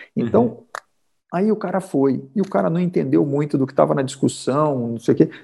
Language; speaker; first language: Portuguese; native; Portuguese